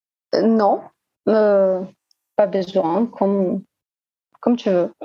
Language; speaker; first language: French; non-native, fluent; Portuguese